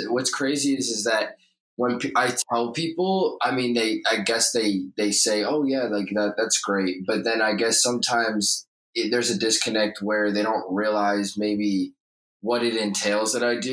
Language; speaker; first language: English; native; English